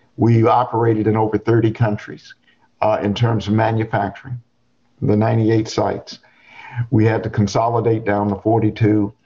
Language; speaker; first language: English; native; English